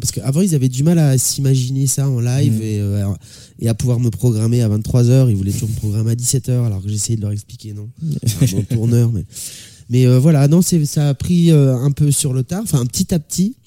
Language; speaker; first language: French; native; French